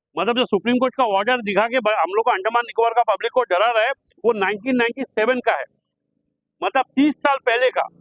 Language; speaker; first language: Hindi; non-native, local second language; Bangla